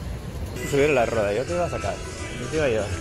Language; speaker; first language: Spanish; native; Spanish